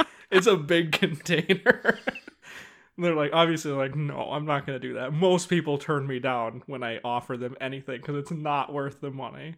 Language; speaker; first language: English; native; English